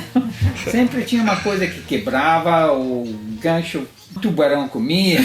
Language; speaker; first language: Portuguese; non-native, fluent; Italian